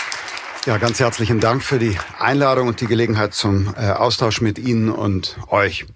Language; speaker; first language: German; native; German